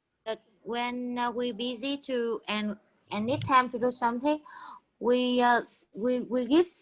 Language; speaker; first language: English; non-native, learner; Vietnamese